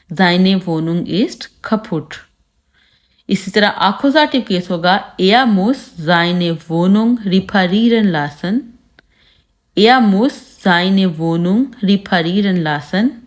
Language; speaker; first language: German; non-native, learner; Urdu